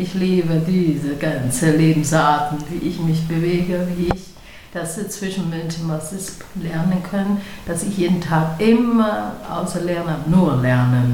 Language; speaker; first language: German; non-native, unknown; Chinese